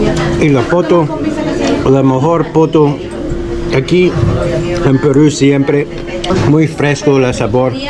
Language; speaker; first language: Spanish; non-native, learner; English